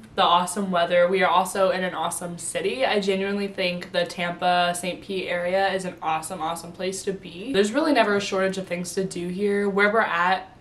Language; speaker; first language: English; native; English